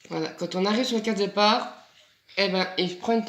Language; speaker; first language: French; native; French